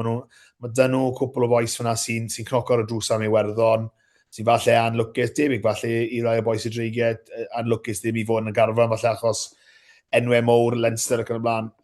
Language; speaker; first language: Welsh; native; Welsh